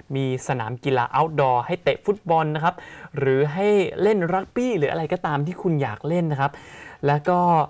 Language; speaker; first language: Thai; native; Thai